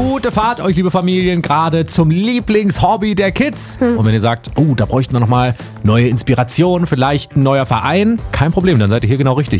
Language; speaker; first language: German; native; German